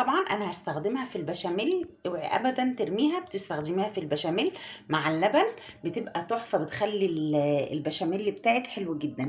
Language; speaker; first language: Arabic; native; Arabic